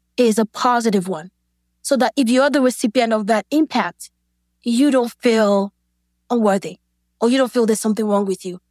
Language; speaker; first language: English; non-native, local second language; Yoruba